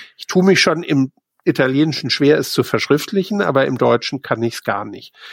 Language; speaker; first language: German; native; German